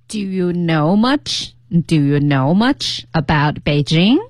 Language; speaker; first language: English; non-native, fluent; Chinese